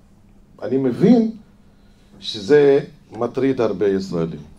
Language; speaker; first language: Hebrew; non-native, fluent; Arabic